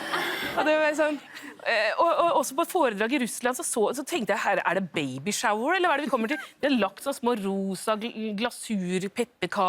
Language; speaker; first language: Norwegian; native; Norwegian